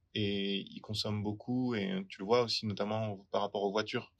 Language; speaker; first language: French; native; French